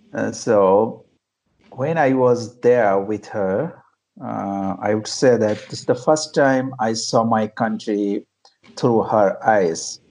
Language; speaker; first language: English; non-native, local second language; Bangla